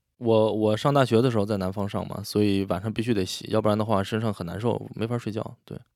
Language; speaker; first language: Chinese; native; Chinese